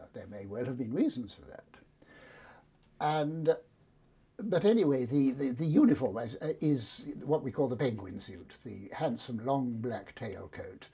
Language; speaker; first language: English; native; English